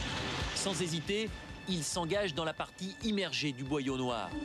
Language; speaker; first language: French; native; French